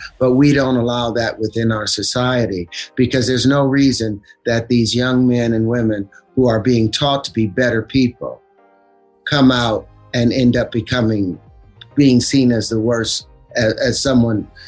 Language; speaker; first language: English; native; English